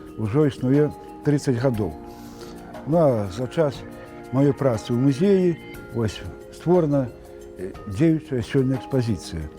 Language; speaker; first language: Belarusian; native; Belarusian